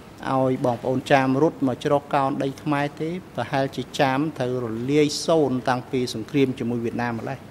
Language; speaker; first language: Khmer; native; Khmer